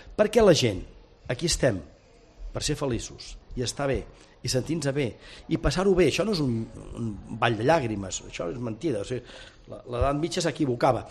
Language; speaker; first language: Catalan; native; Catalan